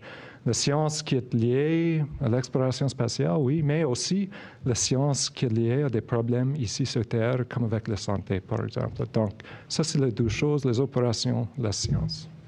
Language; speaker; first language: French; non-native, local second language; English